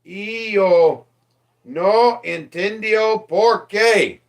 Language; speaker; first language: Spanish; non-native, learner; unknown